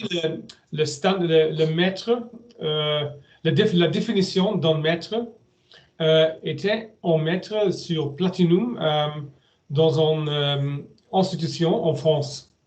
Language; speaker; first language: French; non-native, learner; German